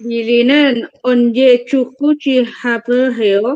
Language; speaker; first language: Korean; non-native, learner; Indonesian